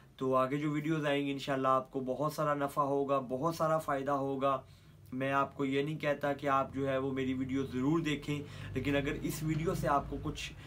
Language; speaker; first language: Urdu; non-native, local second language; Punjabi